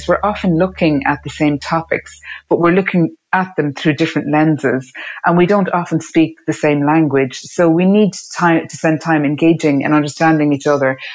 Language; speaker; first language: English; native; English